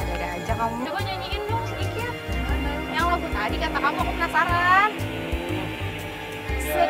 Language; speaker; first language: Indonesian; native; Indonesian